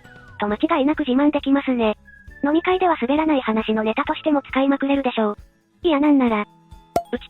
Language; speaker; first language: Japanese; native; Japanese